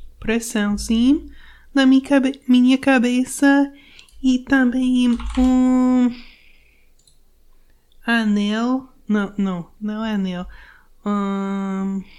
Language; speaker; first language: Portuguese; non-native, learner; English